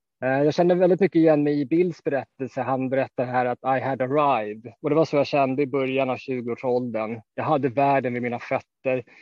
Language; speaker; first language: Swedish; native; Swedish